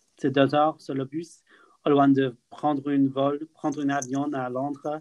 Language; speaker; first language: French; non-native, fluent; English